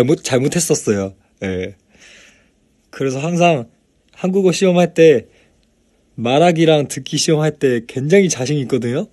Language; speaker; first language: Korean; non-native, fluent; Chinese